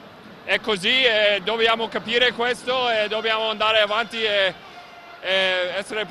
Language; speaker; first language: Italian; non-native, fluent; English